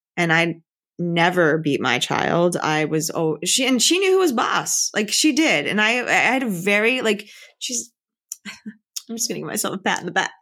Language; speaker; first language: English; native; English